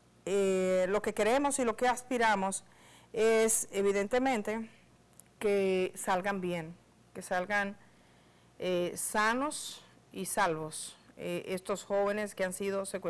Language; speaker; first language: Spanish; native; Spanish